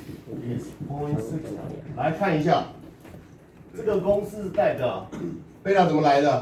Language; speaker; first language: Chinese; native; Chinese